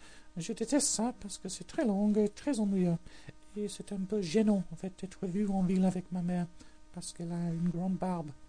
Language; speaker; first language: French; non-native, learner; English